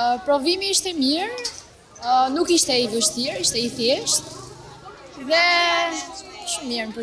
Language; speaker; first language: Albanian; native; Albanian